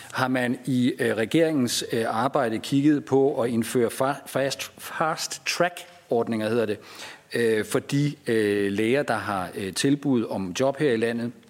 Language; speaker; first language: Danish; native; Danish